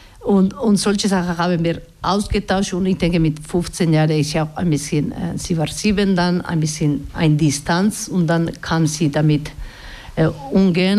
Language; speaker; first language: German; non-native, learner; Basque